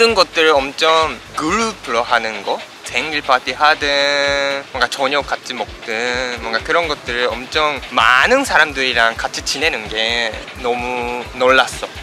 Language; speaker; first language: Korean; non-native, fluent; Japanese